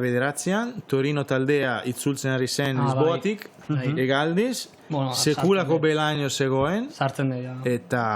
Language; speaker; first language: Basque; non-native, fluent; Italian